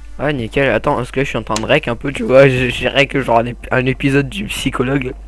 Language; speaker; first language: French; native; French